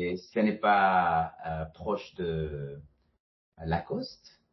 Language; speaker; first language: French; non-native, fluent; Spanish